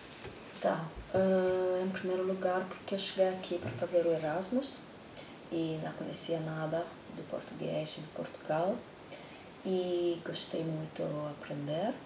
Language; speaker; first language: Portuguese; non-native, learner; Italian